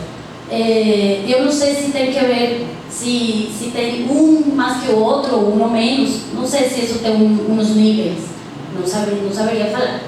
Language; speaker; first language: Portuguese; non-native, fluent; Spanish